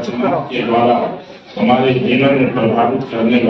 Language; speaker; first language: Hindi; native; Hindi